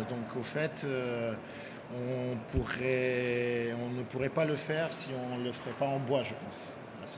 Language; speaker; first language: French; native; French